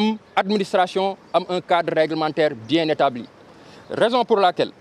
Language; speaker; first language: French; non-native, local second language; Wolof